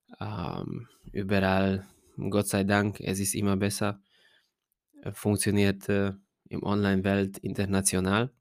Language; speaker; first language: German; non-native, fluent; Hungarian